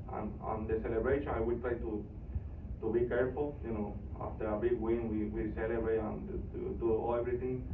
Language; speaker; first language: English; non-native, fluent; Spanish